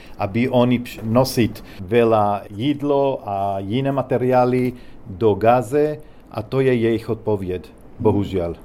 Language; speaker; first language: Czech; non-native, learner; Hebrew